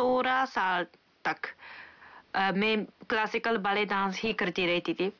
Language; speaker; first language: Hindi; non-native, fluent; Japanese